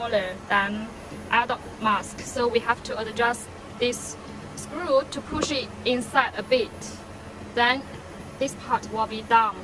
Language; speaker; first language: English; non-native, learner; Chinese